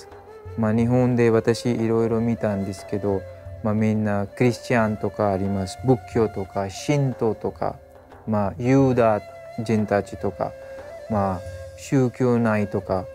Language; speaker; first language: Japanese; non-native, learner; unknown